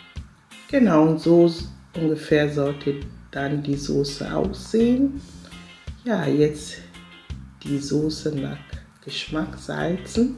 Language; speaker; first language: German; non-native, fluent; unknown